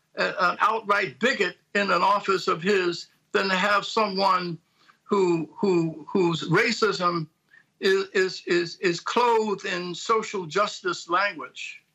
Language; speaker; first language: English; native; English